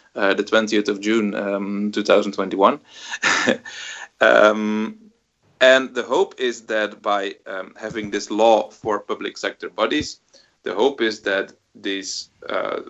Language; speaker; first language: English; non-native, fluent; Dutch